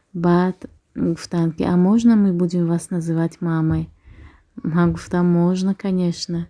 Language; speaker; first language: Russian; non-native, local second language; Tajik